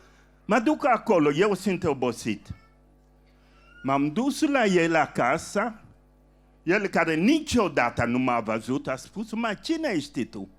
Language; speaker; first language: Romanian; non-native, fluent; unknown